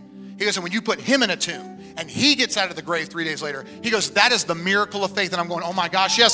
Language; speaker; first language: English; native; English